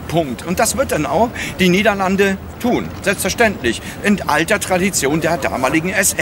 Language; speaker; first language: German; native; German